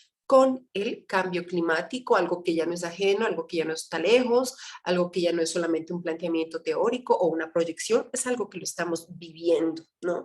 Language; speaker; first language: Spanish; native; Spanish